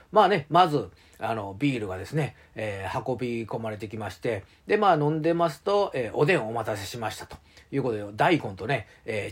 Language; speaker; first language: Japanese; native; Japanese